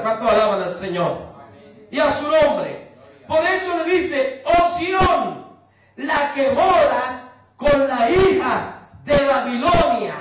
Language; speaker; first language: Spanish; native; Spanish